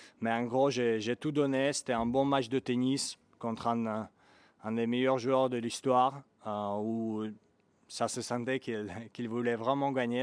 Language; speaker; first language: French; non-native, learner; Serbian